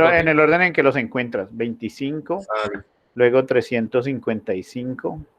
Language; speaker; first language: Spanish; native; Spanish